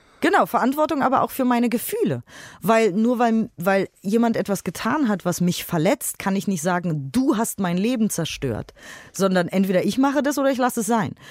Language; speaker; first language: German; native; German